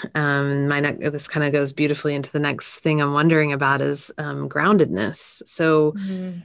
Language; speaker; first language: English; native; English